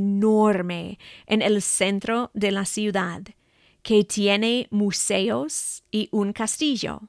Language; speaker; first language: Spanish; non-native, fluent; English